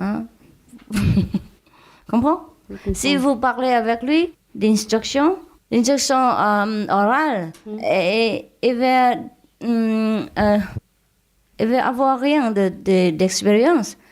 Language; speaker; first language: French; non-native, learner; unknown